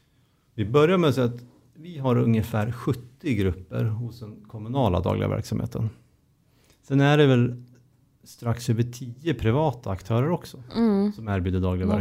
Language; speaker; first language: Swedish; native; Swedish